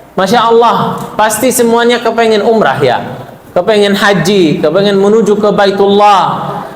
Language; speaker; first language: Indonesian; non-native, fluent; Arabic